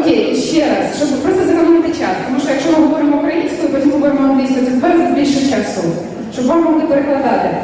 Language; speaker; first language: Ukrainian; native; Ukrainian